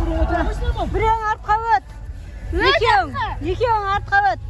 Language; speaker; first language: Kazakh; native; Kazakh